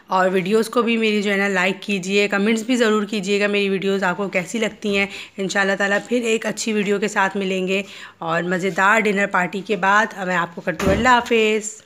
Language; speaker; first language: Hindi; native; Hindi